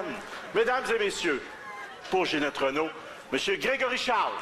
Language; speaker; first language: French; native; French